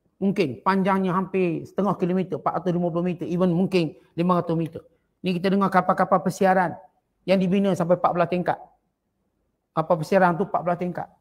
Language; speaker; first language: Malay; native; Malay